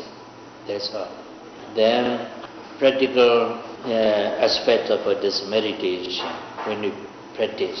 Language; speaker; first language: English; non-native, fluent; Burmese